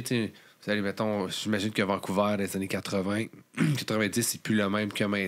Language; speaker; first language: French; native; French